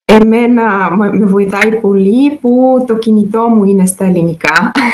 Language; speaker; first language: Greek; non-native, fluent; Bulgarian